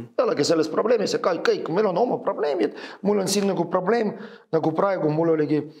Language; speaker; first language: Estonian; non-native, fluent; Ukrainian